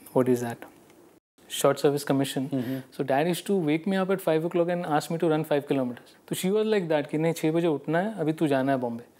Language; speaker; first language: Hindi; non-native, local second language; Marathi